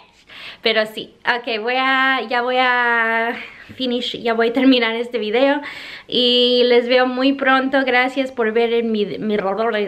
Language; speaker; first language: Spanish; early bilingual, heritage; English